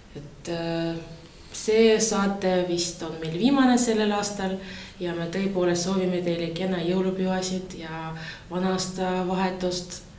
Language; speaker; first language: Estonian; non-native, local second language; Russian